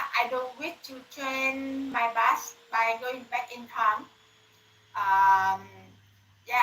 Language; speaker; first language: English; non-native, learner; Thai